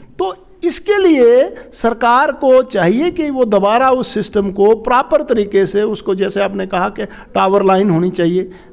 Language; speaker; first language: Hindi; non-native, local second language; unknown